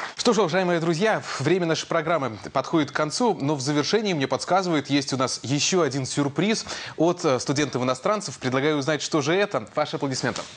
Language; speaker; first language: Russian; native; Russian